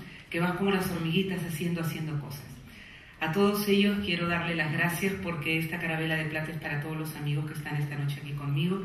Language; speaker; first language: Spanish; native; Spanish